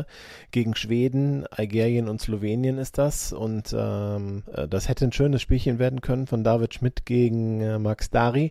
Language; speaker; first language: German; native; German